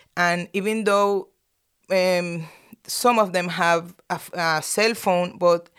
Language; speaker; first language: English; non-native, fluent; Spanish